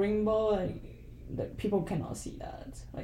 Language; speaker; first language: English; non-native, fluent; Chinese